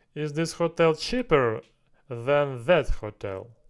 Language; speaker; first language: English; non-native, learner; Russian